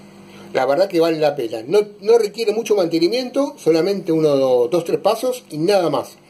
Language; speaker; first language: Spanish; native; Spanish